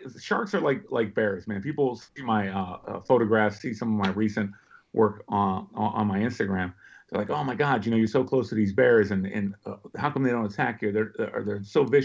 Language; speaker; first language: English; native; English